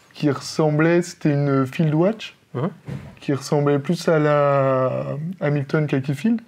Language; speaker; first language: French; native; French